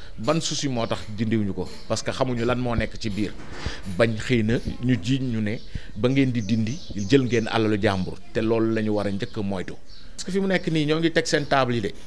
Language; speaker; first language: Wolof; native; Wolof